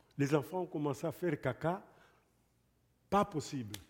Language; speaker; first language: French; non-native, local second language; Lingala